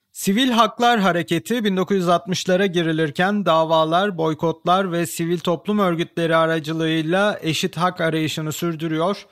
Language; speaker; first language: Turkish; native; Turkish